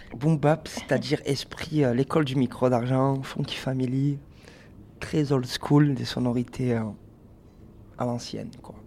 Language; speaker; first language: French; native; French